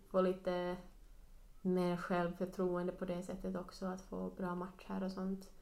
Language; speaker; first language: Swedish; non-native, local second language; Finnish